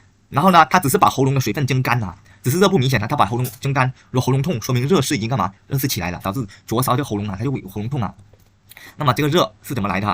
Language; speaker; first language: Chinese; native; Chinese